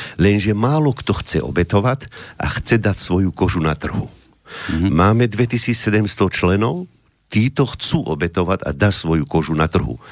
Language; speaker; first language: Slovak; non-native, fluent; Arabic